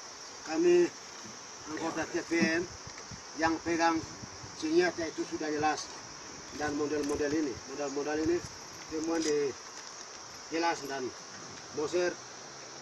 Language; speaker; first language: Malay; non-native, local second language; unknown